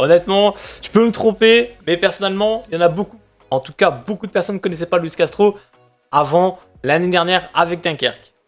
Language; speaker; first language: French; native; French